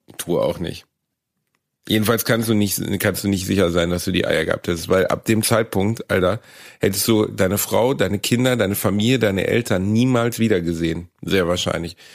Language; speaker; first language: German; native; German